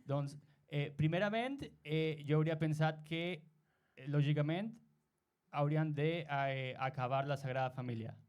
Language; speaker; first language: Catalan; non-native, learner; Spanish